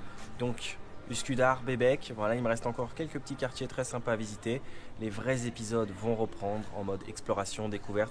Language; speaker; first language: French; native; French